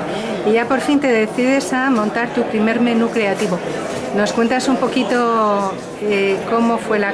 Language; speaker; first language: Spanish; native; Spanish